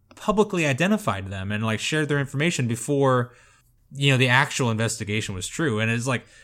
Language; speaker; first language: English; native; English